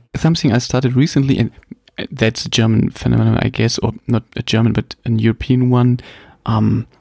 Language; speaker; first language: English; non-native, fluent; German